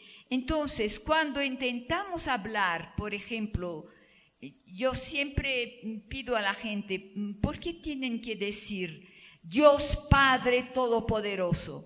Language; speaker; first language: Spanish; non-native, fluent; Portuguese